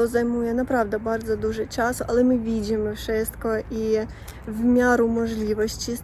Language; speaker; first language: Polish; non-native, learner; Russian